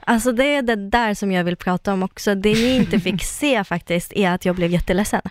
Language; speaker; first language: Swedish; non-native, fluent; Russian